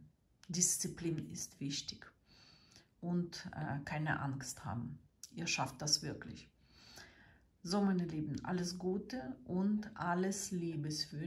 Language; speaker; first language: German; non-native, fluent; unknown